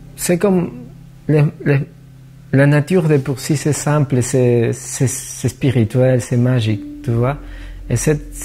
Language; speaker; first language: French; non-native, fluent; Spanish